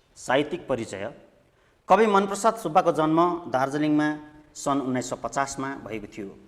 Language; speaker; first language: Nepali; native; Nepali